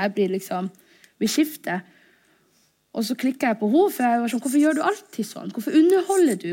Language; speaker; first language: Norwegian; early bilingual, other home language; Somali